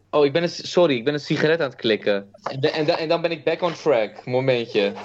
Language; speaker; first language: Dutch; early bilingual, other home language; Kurdish